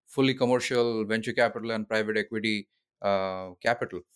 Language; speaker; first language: English; non-native, local second language; Odia